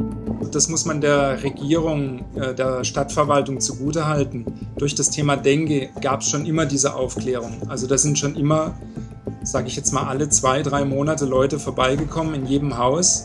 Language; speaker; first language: German; native; German